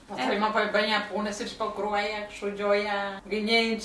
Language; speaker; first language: Albanian; native; Albanian